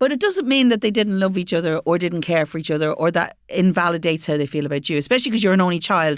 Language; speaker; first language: English; native; English